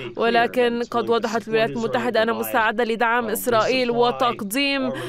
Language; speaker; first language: Arabic; non-native, fluent; English